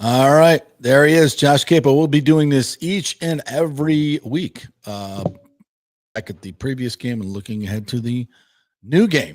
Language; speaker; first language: English; native; English